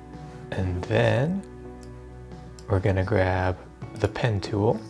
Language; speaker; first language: English; native; English